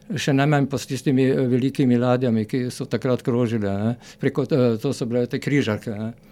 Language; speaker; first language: Slovenian; native; Slovenian